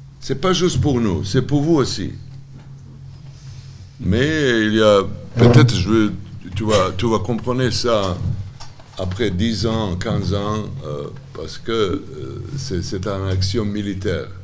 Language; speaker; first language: French; non-native, learner; Serbian